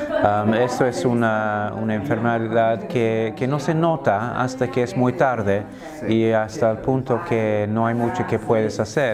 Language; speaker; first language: Spanish; non-native, fluent; English